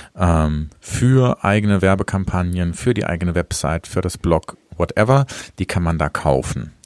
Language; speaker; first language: German; native; German